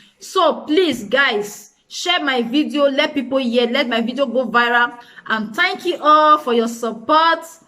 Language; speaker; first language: Nigerian Pidgin; native; Nigerian Pidgin